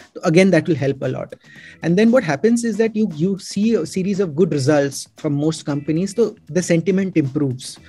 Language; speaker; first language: Hindi; non-native, local second language; Malayalam